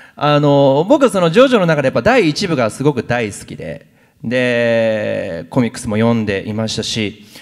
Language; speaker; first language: Japanese; native; Japanese